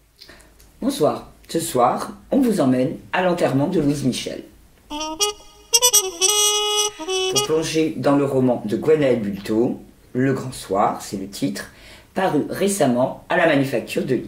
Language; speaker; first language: French; native; French